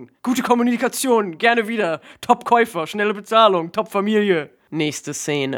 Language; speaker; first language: German; native; German